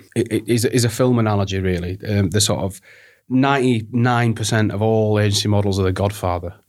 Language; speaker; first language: English; native; English